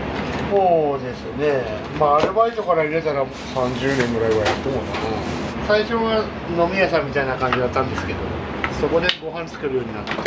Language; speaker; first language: Japanese; native; Japanese